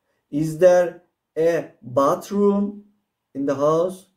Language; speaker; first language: English; non-native, fluent; Turkish